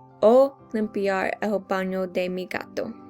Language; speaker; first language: Spanish; non-native, learner; English